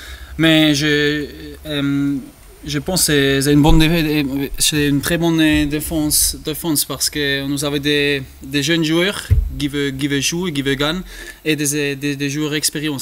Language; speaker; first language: French; non-native, learner; German